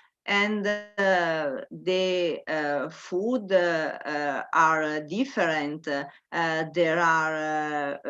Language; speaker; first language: English; non-native, learner; Italian